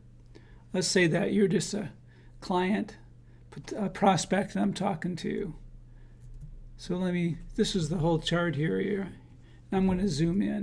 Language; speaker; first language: English; native; English